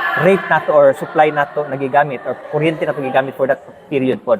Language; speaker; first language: Cebuano; native; Cebuano